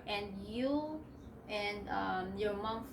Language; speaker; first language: English; non-native, local second language; Filipino